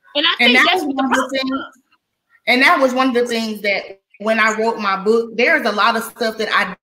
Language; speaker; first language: English; native; English